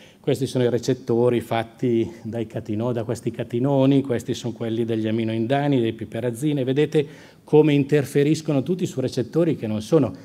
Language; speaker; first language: Italian; native; Italian